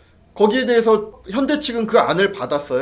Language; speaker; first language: Korean; native; Korean